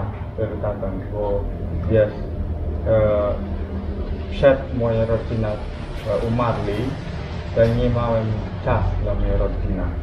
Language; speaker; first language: Polish; non-native, learner; Balinese